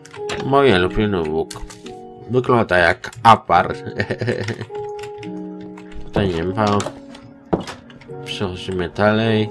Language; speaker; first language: Polish; non-native, learner; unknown